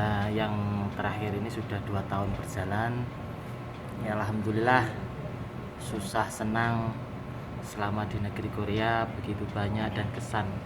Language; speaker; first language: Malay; non-native, local second language; Javanese